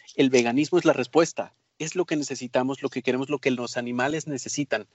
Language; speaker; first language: Spanish; native; Spanish